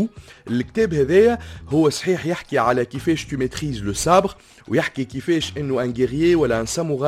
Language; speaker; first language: Arabic; native; Arabic